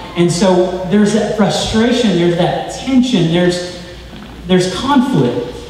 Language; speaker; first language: English; native; English